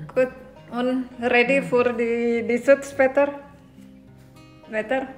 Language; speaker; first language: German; non-native, learner; Indonesian